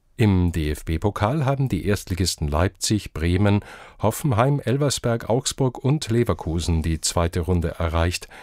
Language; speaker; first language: German; native; German